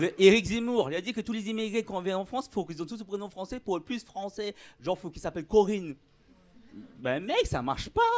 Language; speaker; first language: French; early bilingual, other home language; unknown